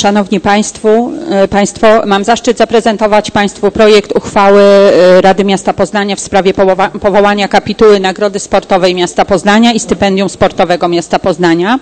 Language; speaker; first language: Polish; native; Polish